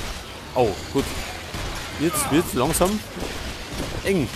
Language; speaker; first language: German; native; German